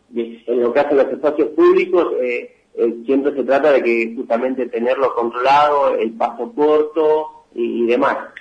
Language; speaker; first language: Spanish; native; Spanish